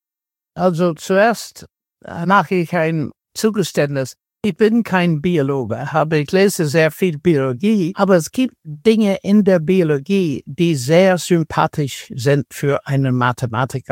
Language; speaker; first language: German; non-native, fluent; English